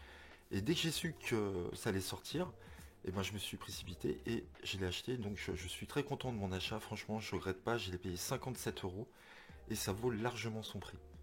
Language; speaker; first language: French; native; French